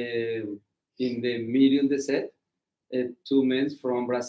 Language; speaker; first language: English; non-native, learner; Spanish